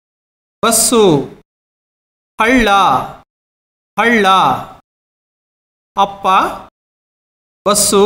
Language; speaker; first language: Kannada; native; Kannada